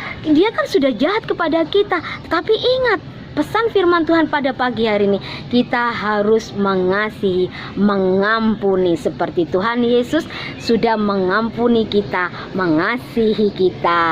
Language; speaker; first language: Indonesian; non-native, local second language; Javanese